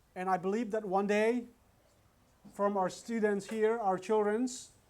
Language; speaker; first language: English; non-native, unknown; Burmese